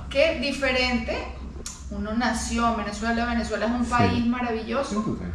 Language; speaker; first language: Spanish; native; Spanish